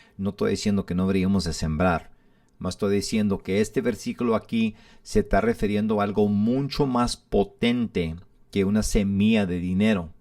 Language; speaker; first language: Spanish; early bilingual, heritage; English